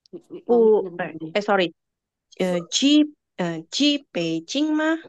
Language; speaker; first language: Chinese; non-native, learner; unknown